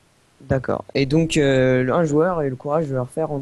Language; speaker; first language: French; native; French